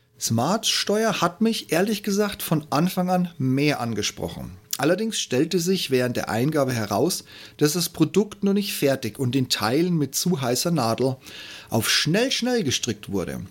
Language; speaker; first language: German; native; German